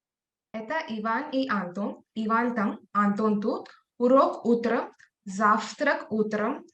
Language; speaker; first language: Russian; non-native, learner; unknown